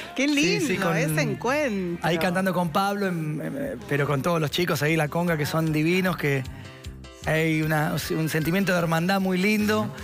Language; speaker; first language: Spanish; native; Spanish